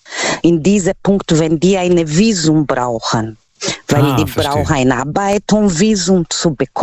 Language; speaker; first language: German; non-native, learner; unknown